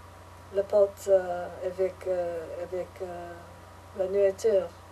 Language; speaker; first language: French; non-native, learner; English